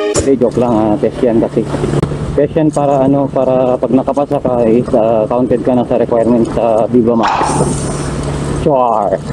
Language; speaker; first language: Filipino; non-native, local second language; Iloko